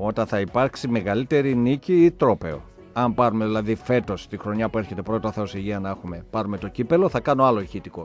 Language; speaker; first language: Greek; native; Greek